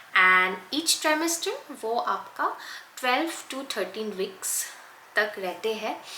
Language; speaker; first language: Hindi; non-native, local second language; Assamese